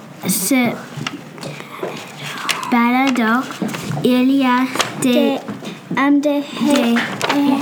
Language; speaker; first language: French; non-native, learner; English